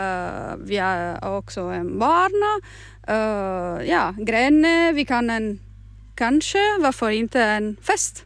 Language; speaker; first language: Swedish; non-native, learner; Italian